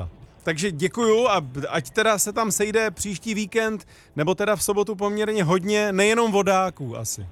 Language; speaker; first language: Czech; native; Czech